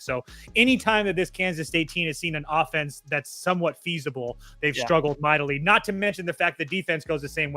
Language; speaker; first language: English; native; English